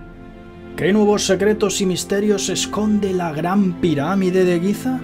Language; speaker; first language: Spanish; native; Spanish